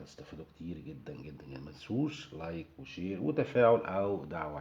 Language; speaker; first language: Arabic; native; Arabic